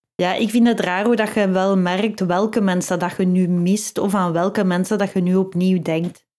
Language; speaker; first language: Dutch; native; Dutch